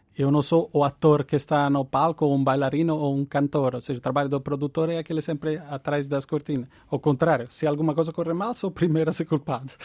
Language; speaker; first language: Portuguese; non-native, fluent; Italian